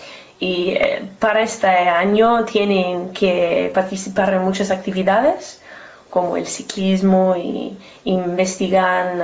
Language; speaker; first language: Spanish; non-native, learner; English